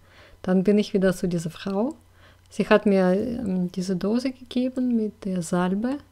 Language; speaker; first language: German; non-native, fluent; Russian